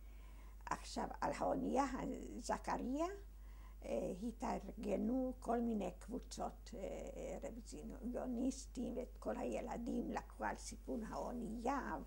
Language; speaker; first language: Hebrew; early bilingual, other home language; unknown